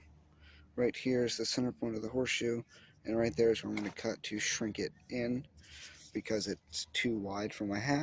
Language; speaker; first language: English; native; English